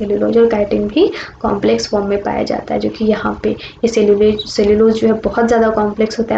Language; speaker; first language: Hindi; native; Hindi